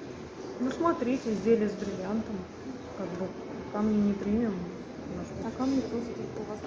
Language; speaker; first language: Russian; native; Russian